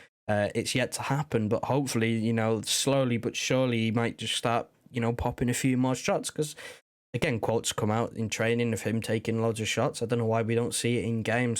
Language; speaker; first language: English; native; English